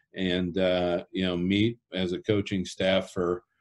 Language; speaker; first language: English; native; English